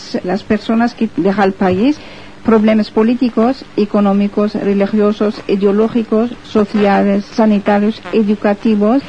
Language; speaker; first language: Spanish; non-native, fluent; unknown